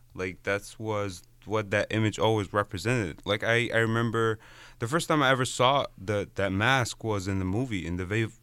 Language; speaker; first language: English; non-native, fluent; Arabic